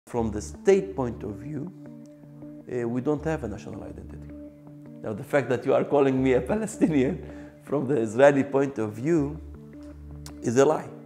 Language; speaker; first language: English; non-native, local second language; Arabic